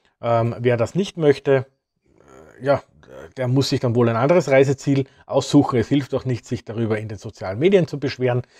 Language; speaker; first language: German; native; German